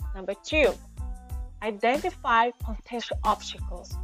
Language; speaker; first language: English; non-native, fluent; Portuguese